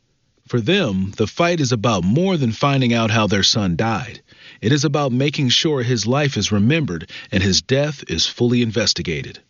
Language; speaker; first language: English; native; English